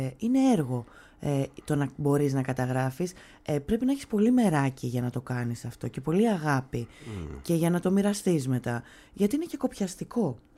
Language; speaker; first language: Greek; native; Greek